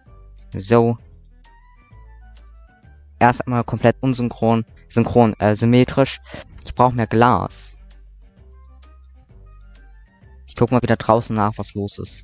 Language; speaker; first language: German; native; German